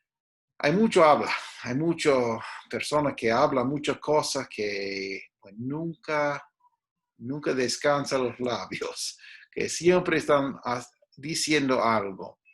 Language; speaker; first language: Spanish; non-native, fluent; English